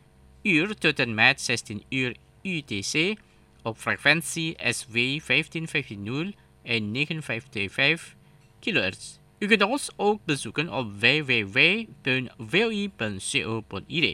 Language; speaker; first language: Dutch; non-native, fluent; Indonesian